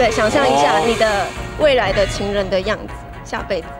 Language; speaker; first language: Chinese; native; Chinese